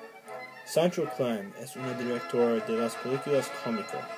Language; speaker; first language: Spanish; non-native, learner; English